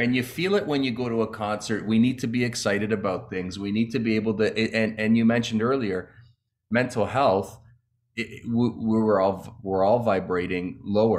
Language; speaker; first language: English; early bilingual, other home language; Italian